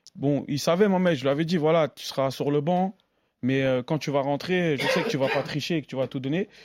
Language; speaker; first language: French; native; French